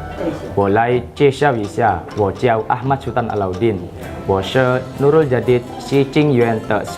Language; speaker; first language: Chinese; non-native, learner; Indonesian